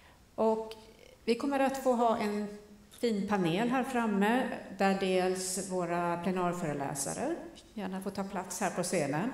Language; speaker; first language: Swedish; native; Swedish